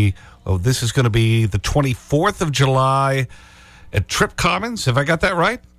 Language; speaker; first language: English; native; English